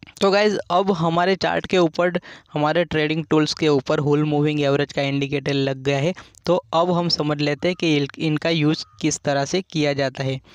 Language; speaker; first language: Hindi; non-native, local second language; Gujarati